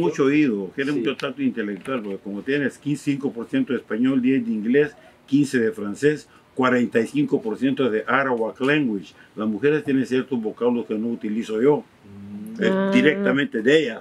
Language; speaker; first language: Spanish; native; Spanish